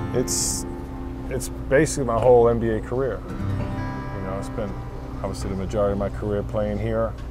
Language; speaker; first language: English; native; English